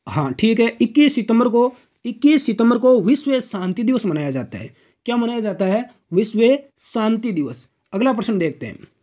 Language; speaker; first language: Hindi; native; Hindi